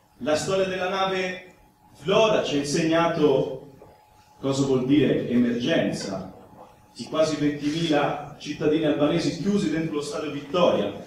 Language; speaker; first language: Italian; early bilingual, other home language; Albanian